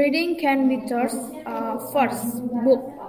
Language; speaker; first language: English; non-native, learner; Indonesian